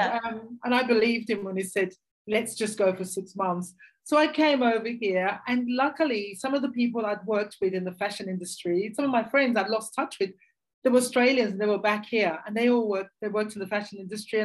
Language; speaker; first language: English; native; English